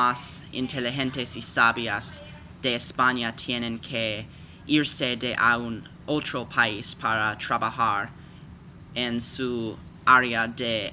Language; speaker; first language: Spanish; non-native, fluent; English